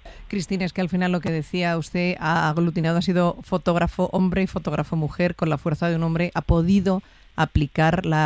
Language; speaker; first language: Spanish; native; Spanish